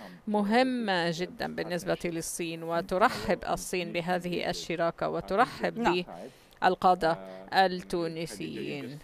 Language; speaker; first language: Arabic; non-native, fluent; Chinese